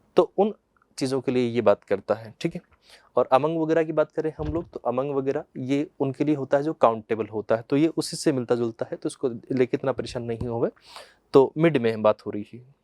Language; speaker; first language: Hindi; native; Hindi